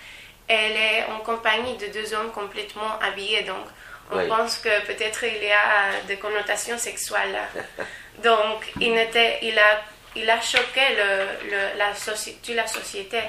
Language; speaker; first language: French; non-native, learner; Spanish